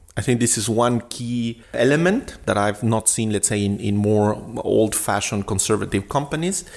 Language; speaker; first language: English; non-native, fluent; Spanish